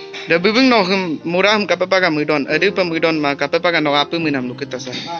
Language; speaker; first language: Hindi; non-native, local second language; Adi